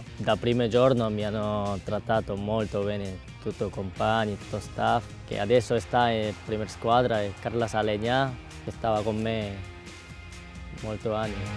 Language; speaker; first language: Italian; non-native, learner; Korean